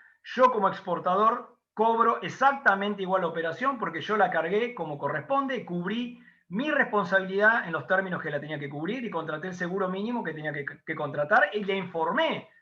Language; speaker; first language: Spanish; native; Spanish